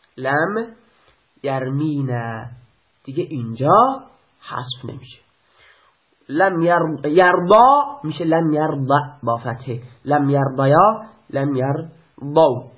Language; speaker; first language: Persian; native; Persian